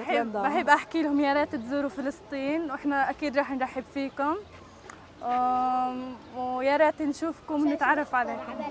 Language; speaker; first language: Arabic; native; Arabic